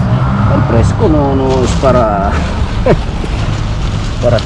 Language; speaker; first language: Spanish; non-native, learner; Filipino